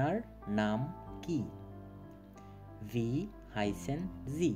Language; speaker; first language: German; non-native, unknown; Bangla